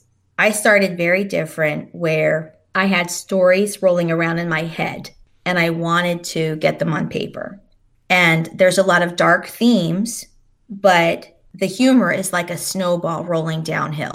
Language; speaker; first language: English; native; English